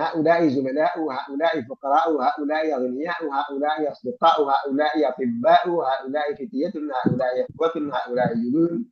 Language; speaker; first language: Arabic; non-native, fluent; Malayalam